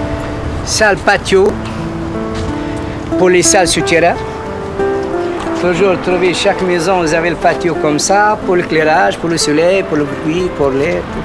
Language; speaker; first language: French; non-native, learner; Arabic